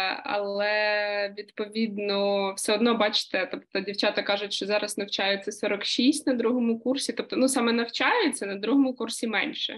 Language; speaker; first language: Ukrainian; native; Ukrainian